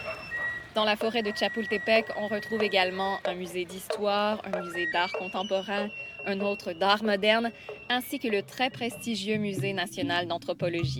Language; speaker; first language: French; native; French